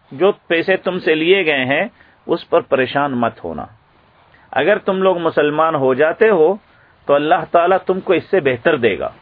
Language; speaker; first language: Urdu; native; Urdu